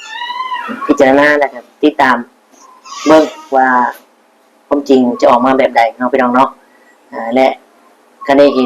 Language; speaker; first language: Thai; non-native, local second language; Northeastern Thai